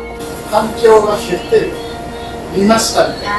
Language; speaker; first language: Japanese; native; Japanese